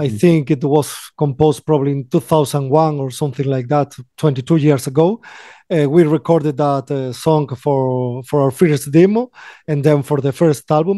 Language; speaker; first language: English; non-native, fluent; Spanish